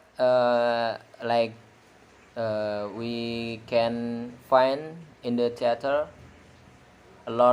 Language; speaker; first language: English; non-native, learner; Indonesian